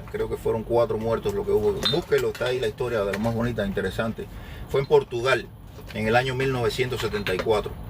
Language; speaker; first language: Spanish; native; Spanish